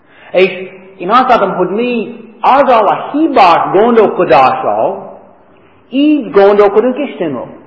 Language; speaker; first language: Hungarian; non-native, fluent; English